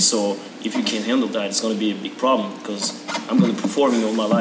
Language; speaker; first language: English; non-native, learner; French